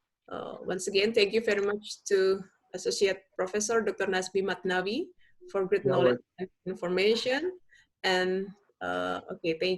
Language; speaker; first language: English; non-native, fluent; Indonesian